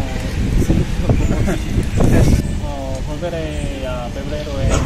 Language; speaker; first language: Spanish; non-native, learner; Korean